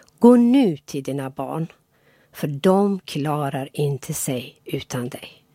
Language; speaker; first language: Swedish; non-native, fluent; Persian